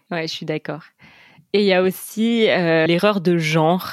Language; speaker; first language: French; native; French